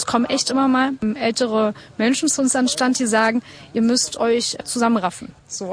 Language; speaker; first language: German; native; German